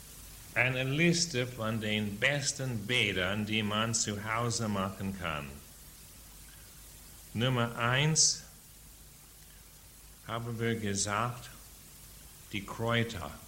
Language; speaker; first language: German; non-native, fluent; English